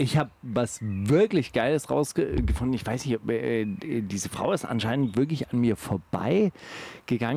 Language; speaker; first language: German; native; German